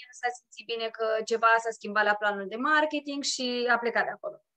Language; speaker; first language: Romanian; native; Romanian